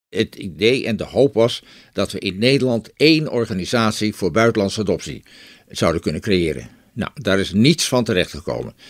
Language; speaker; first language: Dutch; native; Dutch